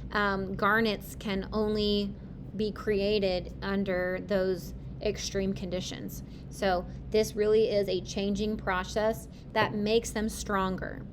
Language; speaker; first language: English; native; English